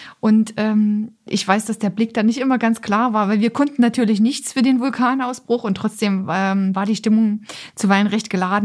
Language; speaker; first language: German; native; German